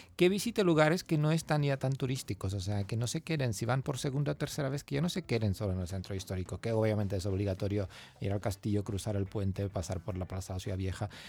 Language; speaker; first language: Spanish; non-native, fluent; Czech